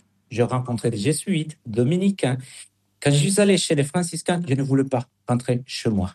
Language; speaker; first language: French; non-native, fluent; Spanish